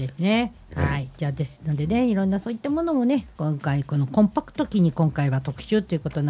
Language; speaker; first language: Japanese; native; Japanese